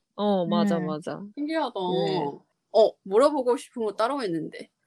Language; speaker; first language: Korean; non-native, learner; Chinese